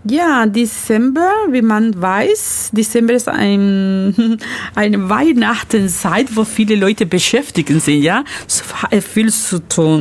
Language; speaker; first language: German; non-native, learner; Spanish